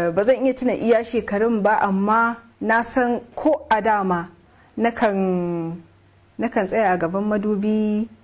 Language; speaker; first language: Hausa; native; Hausa